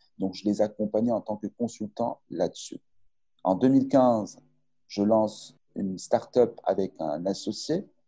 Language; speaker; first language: French; non-native, local second language; Arabic